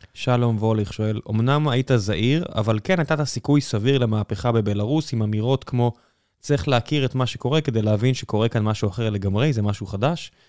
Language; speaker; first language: Hebrew; native; Hebrew